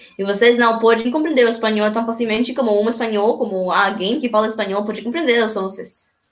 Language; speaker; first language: Portuguese; non-native, learner; Spanish